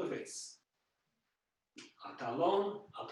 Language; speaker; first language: Portuguese; non-native, learner; English